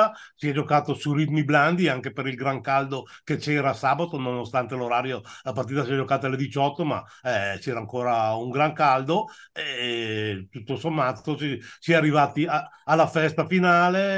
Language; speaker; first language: Italian; native; Italian